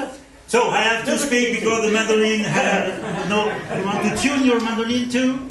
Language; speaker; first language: English; non-native, learner; French